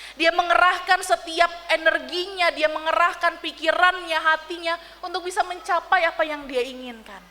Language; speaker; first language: Indonesian; native; Indonesian